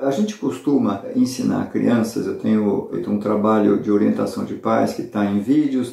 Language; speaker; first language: Portuguese; native; Portuguese